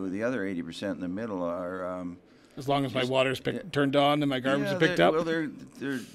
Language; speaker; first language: English; native; English